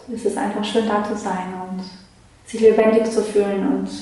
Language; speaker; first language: German; early bilingual, other home language; Polish